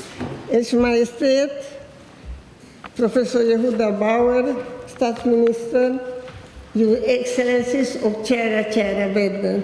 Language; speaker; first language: Swedish; non-native, fluent; Hungarian